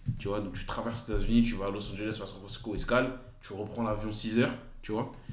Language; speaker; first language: French; native; French